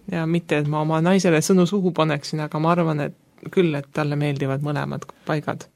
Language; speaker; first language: Estonian; native; Estonian